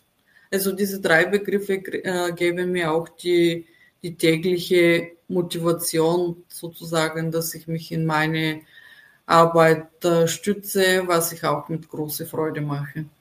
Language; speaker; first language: German; non-native, fluent; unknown